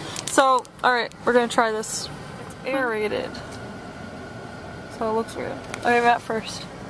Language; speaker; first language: English; native; English